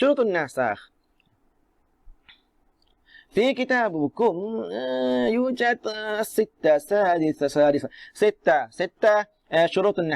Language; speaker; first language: Arabic; non-native, fluent; Malay